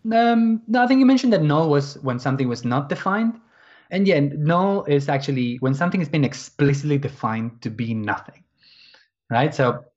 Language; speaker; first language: English; non-native, fluent; Spanish